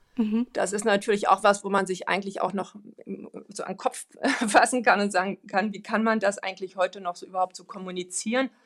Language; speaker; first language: German; non-native, fluent; Swedish